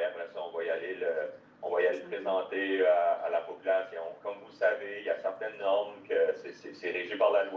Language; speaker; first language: French; native; French